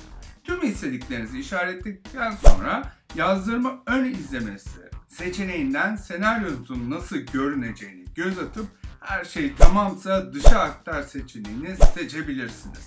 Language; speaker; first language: Turkish; native; Turkish